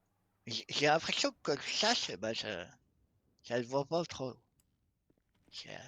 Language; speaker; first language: French; native; French